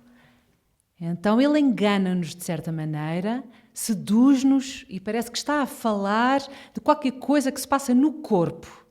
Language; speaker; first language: Portuguese; native; Portuguese